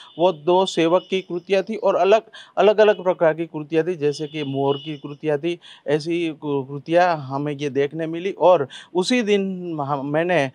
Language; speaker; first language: Hindi; non-native, local second language; Gujarati